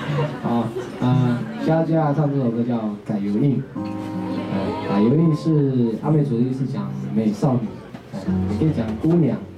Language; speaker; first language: Chinese; non-native, local second language; Amis